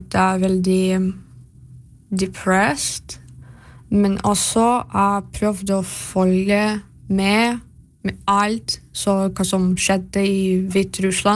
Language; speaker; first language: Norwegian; non-native, learner; Belarusian